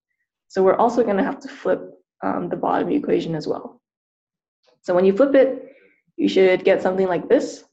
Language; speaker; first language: English; native; English